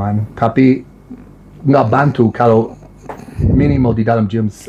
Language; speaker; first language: Indonesian; non-native, learner; English